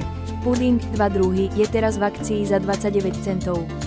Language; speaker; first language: Slovak; native; Slovak